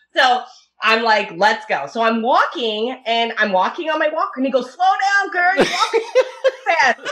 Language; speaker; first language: English; early bilingual, other home language; Italian